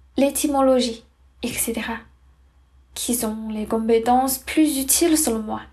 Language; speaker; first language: French; non-native, fluent; Chinese